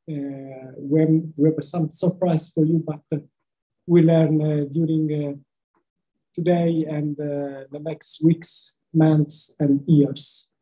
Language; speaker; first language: English; non-native, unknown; Italian